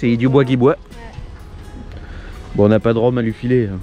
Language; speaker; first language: French; native; French